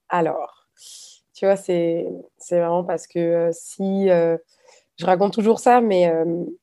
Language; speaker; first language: French; native; French